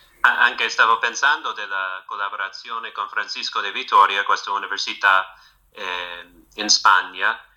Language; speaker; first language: Italian; non-native, fluent; English